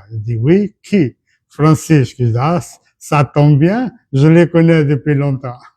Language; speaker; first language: French; non-native, fluent; Portuguese